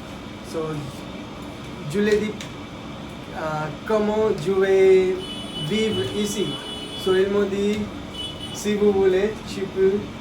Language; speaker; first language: French; non-native, learner; Hindi